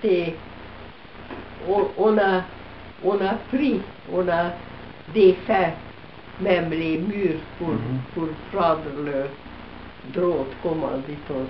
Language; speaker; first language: French; non-native, fluent; Hungarian